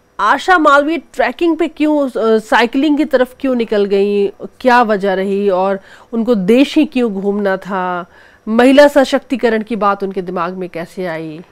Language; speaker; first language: Hindi; native; Hindi